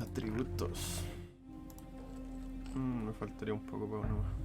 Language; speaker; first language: Spanish; native; Spanish